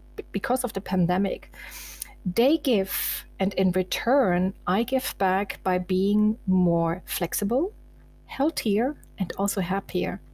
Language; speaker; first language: English; non-native, fluent; German